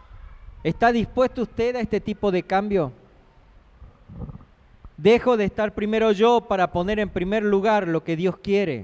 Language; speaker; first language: Spanish; native; Spanish